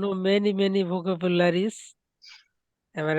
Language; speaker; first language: English; non-native, learner; Bangla